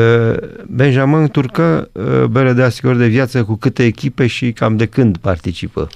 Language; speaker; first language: Romanian; native; Romanian